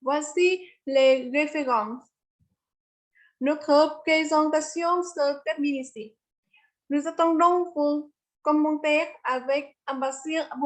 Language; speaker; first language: French; non-native, learner; Vietnamese